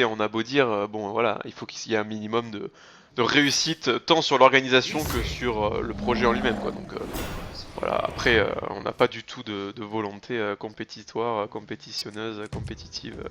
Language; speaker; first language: French; native; French